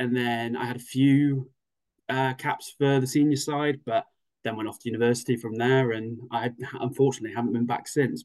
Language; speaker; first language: English; native; English